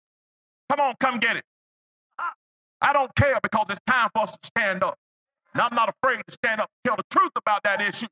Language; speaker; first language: English; native; English